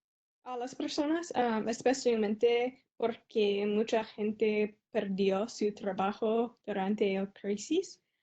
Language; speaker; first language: Spanish; non-native, learner; English